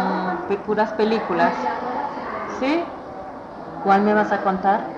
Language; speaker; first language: Spanish; native; Spanish